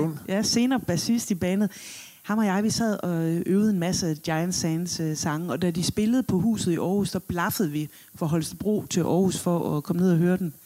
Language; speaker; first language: Danish; native; Danish